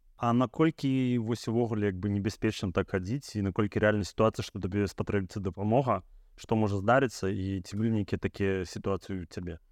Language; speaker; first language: Belarusian; non-native, local second language; Russian